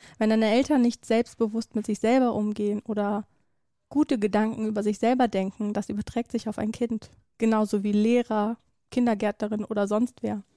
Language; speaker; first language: German; early bilingual, other home language; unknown